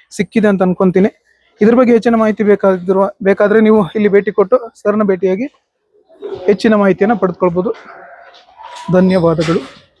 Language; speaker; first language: Kannada; native; Kannada